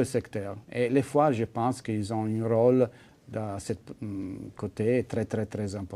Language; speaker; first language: French; non-native, fluent; Italian